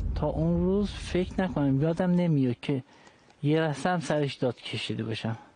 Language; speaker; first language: Persian; non-native, local second language; Azerbaijani